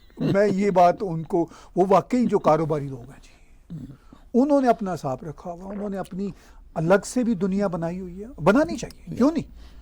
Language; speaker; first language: Urdu; non-native, local second language; Punjabi